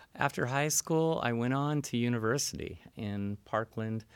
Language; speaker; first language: English; native; English